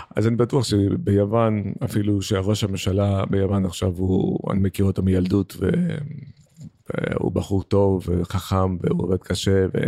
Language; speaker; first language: Hebrew; non-native, fluent; Greek